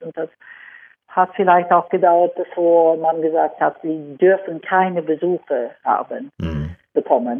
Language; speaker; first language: German; non-native, fluent; Swedish